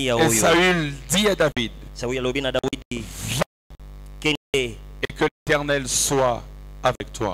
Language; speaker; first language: French; non-native, local second language; Lingala